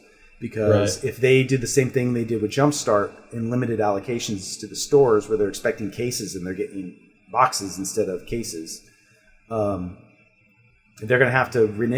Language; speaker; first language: English; native; English